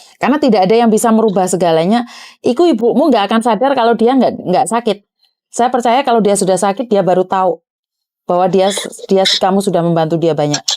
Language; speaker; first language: Indonesian; non-native, local second language; Javanese